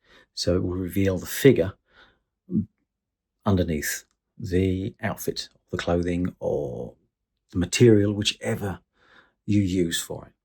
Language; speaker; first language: English; native; English